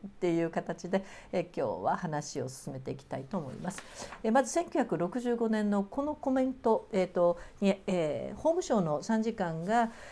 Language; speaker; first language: Japanese; native; Japanese